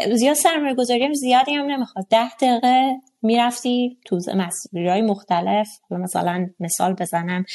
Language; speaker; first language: Persian; non-native, local second language; Azerbaijani